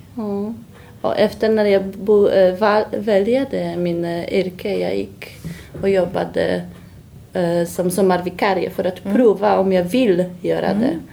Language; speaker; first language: Swedish; non-native, learner; Polish